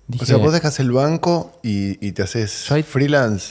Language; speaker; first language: Spanish; native; Spanish